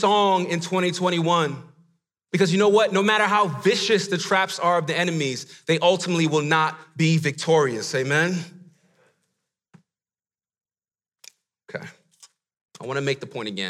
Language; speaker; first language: English; native; English